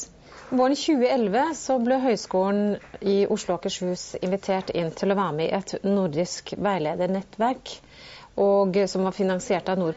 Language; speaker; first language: Norwegian; native; Norwegian